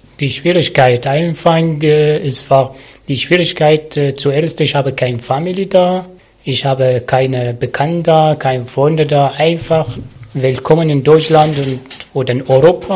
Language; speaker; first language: German; non-native, learner; Arabic